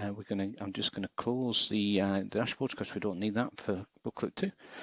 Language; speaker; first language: English; native; English